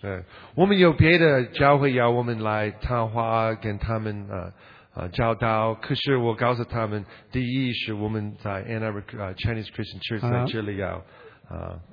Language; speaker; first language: Chinese; non-native, learner; English